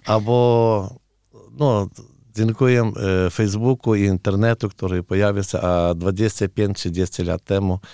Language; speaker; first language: Polish; non-native, learner; Ukrainian